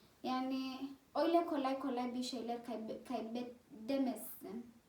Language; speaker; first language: Turkish; non-native, fluent; Swahili